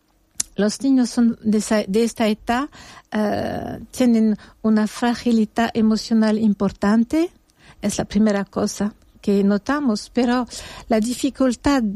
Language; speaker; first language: Spanish; non-native, fluent; French